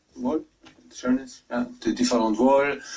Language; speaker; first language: French; non-native, fluent; German